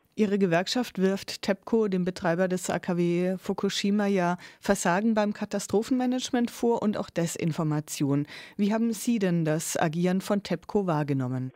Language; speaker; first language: German; native; German